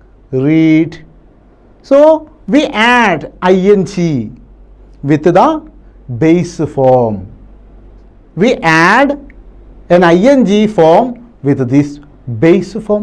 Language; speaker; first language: English; non-native, local second language; Malayalam